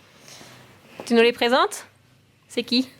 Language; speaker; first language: French; native; French